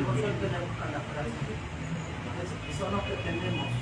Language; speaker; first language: Spanish; native; Spanish